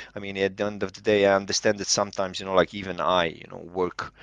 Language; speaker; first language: English; non-native, fluent; Hungarian